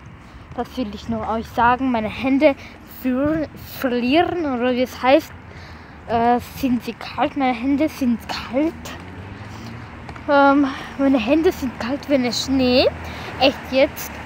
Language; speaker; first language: German; non-native, learner; Bulgarian